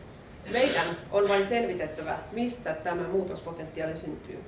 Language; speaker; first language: Finnish; native; Finnish